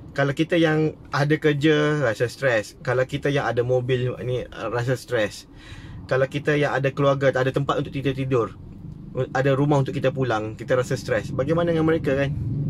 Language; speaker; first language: Malay; native; Malay